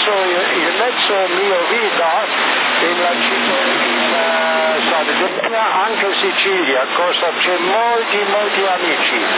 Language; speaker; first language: Italian; non-native, learner; German